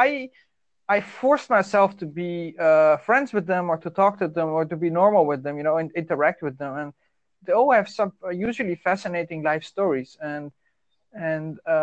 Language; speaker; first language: English; non-native, fluent; Dutch